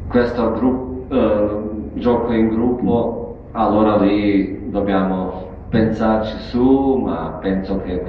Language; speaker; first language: Italian; non-native, fluent; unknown